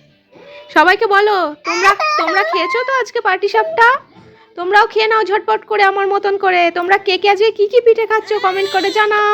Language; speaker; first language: Bangla; native; Bangla